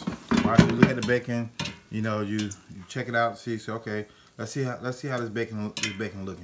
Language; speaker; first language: English; native; English